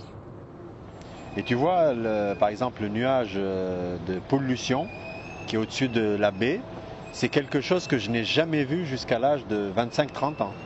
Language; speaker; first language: French; non-native, local second language; Arabic